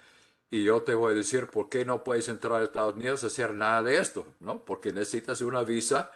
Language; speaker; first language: Spanish; non-native, fluent; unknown